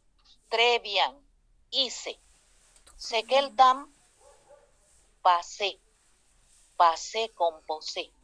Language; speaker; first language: French; non-native, fluent; Spanish